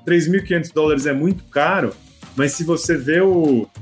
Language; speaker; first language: Portuguese; native; Portuguese